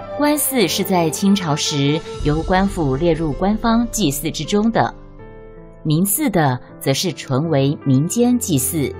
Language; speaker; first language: Chinese; native; Chinese